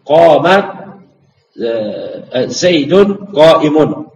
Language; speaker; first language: Arabic; non-native, fluent; Indonesian